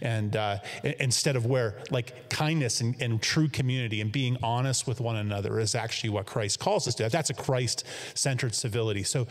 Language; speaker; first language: English; native; English